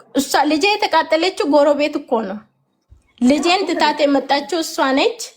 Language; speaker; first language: Amharic; native; Amharic